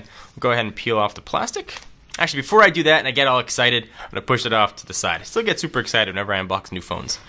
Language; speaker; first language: English; native; English